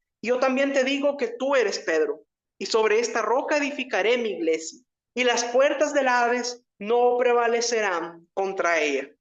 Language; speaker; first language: Spanish; native; Spanish